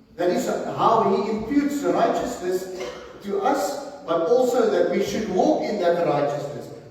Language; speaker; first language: English; non-native, local second language; Afrikaans